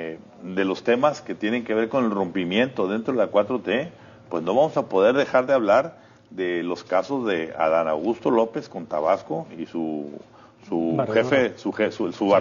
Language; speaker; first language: Spanish; native; Spanish